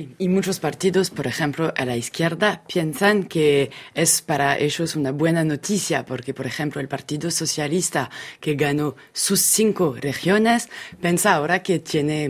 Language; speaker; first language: Spanish; non-native, fluent; French